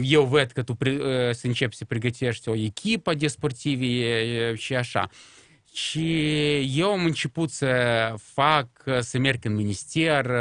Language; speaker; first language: Romanian; non-native, local second language; Russian